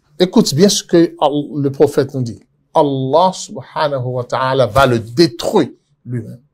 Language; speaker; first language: French; non-native, local second language; Yoruba